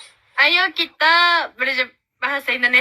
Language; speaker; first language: Indonesian; non-native, learner; Vietnamese